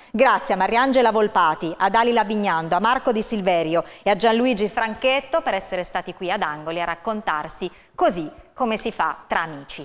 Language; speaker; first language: Italian; native; Italian